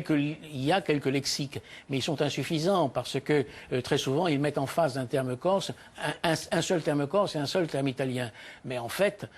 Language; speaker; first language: French; native; French